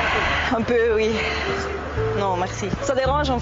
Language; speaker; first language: French; non-native, local second language; Dutch